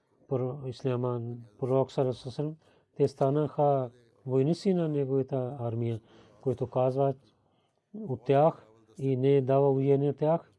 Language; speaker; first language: Bulgarian; non-native, learner; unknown